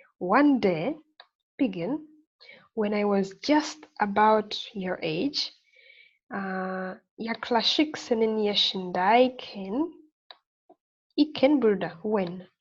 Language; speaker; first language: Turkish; non-native, learner; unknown